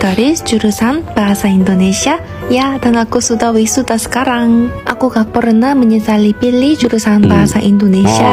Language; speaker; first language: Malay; non-native, fluent; Korean